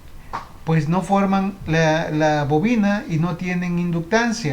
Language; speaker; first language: Spanish; native; Spanish